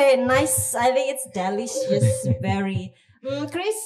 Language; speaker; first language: English; non-native, fluent; Indonesian